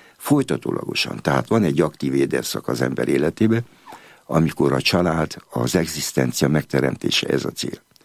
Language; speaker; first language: Hungarian; native; Hungarian